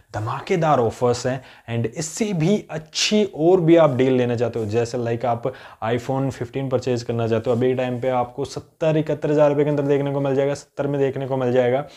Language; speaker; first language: Hindi; native; Hindi